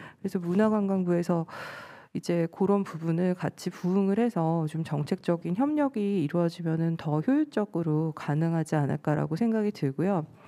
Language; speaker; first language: Korean; native; Korean